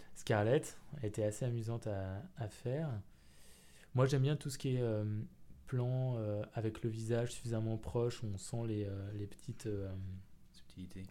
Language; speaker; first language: French; native; French